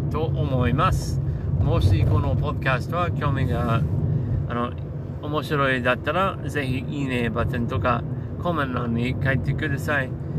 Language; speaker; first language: Japanese; non-native, learner; English